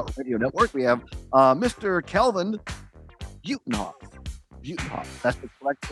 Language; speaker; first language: English; native; English